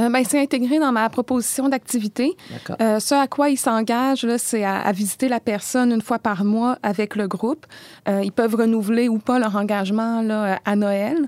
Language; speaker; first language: French; native; French